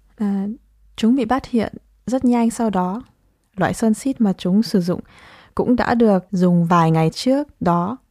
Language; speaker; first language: Vietnamese; early bilingual, heritage; Vietnamese